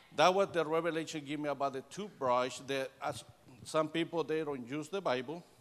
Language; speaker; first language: English; non-native, learner; Spanish